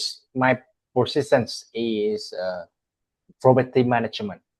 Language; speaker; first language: English; non-native, learner; Vietnamese